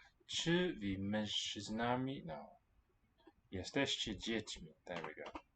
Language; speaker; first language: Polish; non-native, learner; English